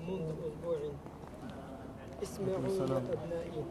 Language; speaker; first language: Arabic; non-native, learner; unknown